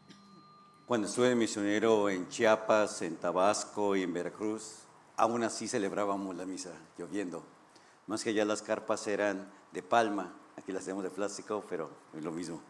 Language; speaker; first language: Spanish; native; Spanish